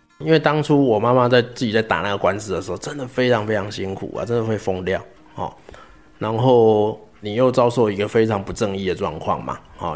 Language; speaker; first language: Chinese; native; Chinese